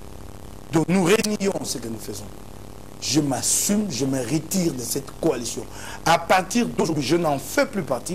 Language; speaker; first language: French; non-native, local second language; Lingala